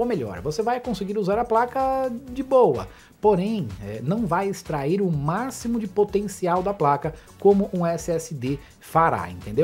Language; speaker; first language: Portuguese; native; Portuguese